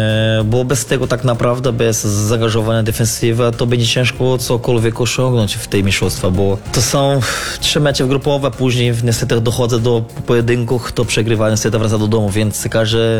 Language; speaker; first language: Polish; non-native, learner; Portuguese